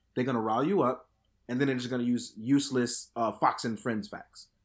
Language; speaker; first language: English; native; English